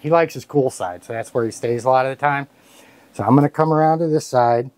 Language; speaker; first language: English; native; English